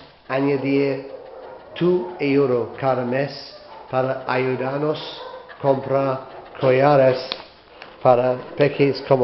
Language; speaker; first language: Spanish; non-native, learner; English